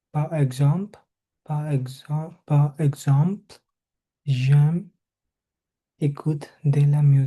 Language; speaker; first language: French; non-native, learner; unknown